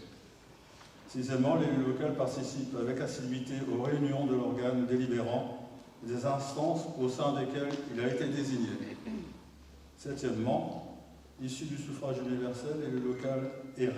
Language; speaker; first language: French; native; French